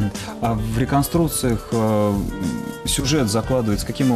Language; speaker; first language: Russian; native; Russian